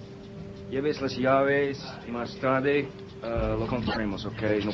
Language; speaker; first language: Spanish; non-native, learner; English